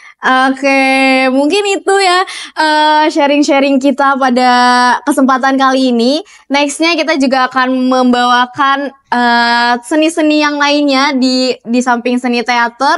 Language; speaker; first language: Indonesian; native; Indonesian